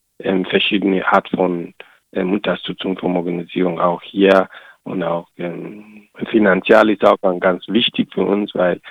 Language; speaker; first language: German; non-native, learner; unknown